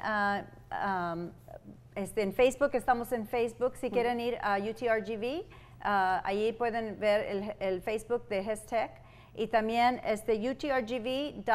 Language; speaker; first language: Spanish; early bilingual, heritage; Spanish